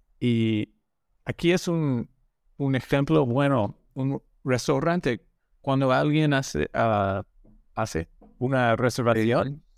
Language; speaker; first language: Spanish; non-native, learner; English